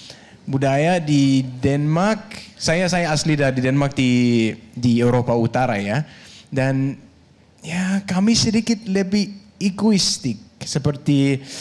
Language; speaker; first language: Indonesian; non-native, fluent; Danish